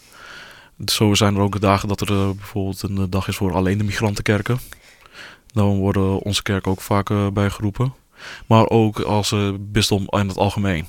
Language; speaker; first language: Dutch; early bilingual, other home language; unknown